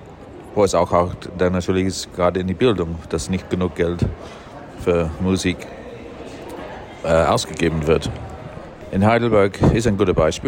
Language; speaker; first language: German; non-native, fluent; English